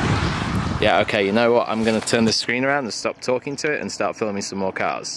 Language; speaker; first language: English; native; English